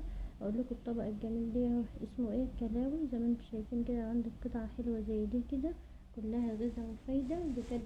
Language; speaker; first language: Arabic; native; Arabic